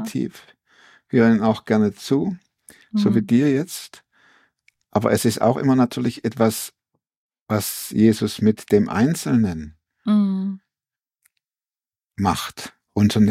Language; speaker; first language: German; native; German